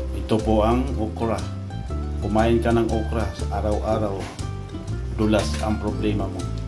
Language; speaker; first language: Filipino; non-native, local second language; Cebuano